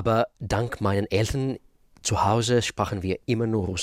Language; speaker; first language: German; non-native, fluent; Russian